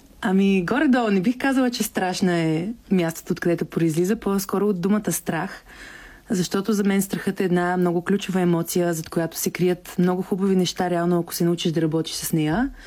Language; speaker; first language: Bulgarian; early bilingual, heritage; Bulgarian